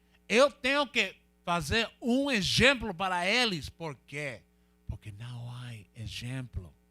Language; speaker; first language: Portuguese; non-native, learner; Spanish